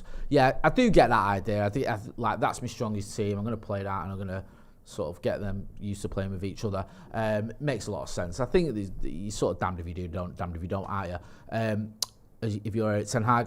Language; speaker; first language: English; native; English